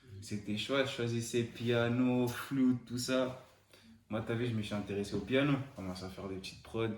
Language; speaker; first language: French; non-native, fluent; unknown